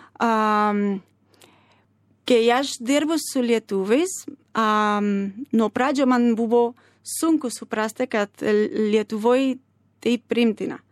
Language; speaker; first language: Lithuanian; non-native, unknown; Spanish